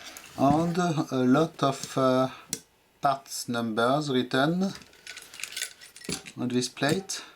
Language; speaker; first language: English; non-native, fluent; French